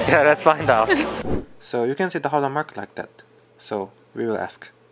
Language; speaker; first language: English; non-native, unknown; Korean